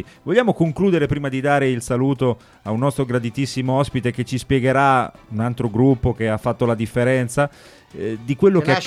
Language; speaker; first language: Italian; native; Italian